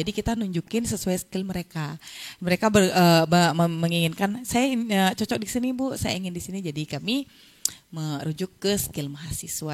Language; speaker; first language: Indonesian; native; Indonesian